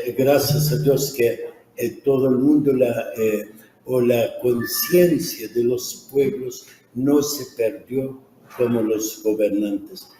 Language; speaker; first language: Spanish; non-native, fluent; Arabic